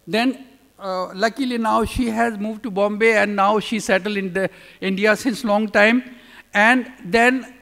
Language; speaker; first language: English; non-native, local second language; Urdu